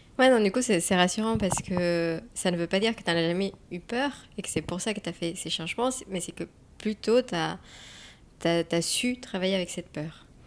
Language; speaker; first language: French; non-native, fluent; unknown